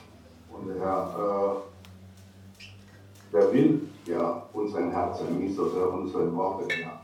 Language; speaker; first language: German; non-native, fluent; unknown